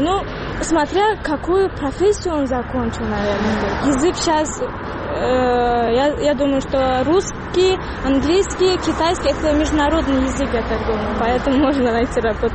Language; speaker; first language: Russian; non-native, local second language; Tajik